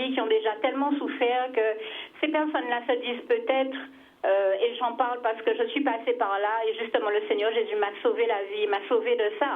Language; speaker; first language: French; native; French